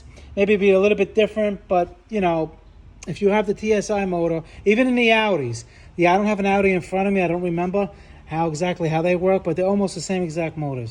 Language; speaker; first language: English; native; English